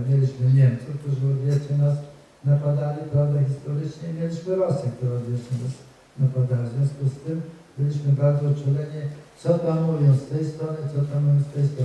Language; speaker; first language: Polish; native; Polish